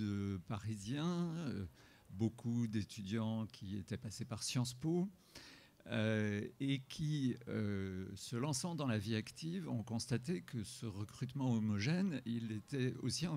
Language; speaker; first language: French; native; French